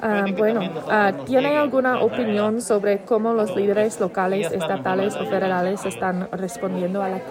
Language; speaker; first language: Spanish; non-native, learner; English